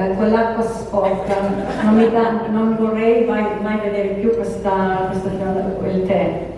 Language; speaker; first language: Italian; early bilingual, heritage; Italian